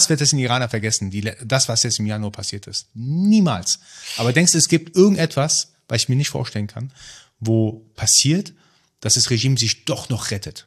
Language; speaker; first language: German; early bilingual, other home language; Persian